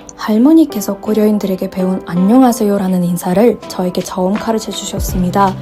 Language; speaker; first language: Korean; non-native, fluent; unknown